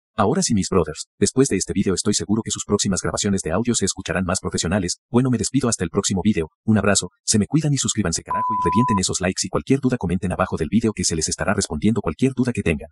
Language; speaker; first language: Spanish; native; Spanish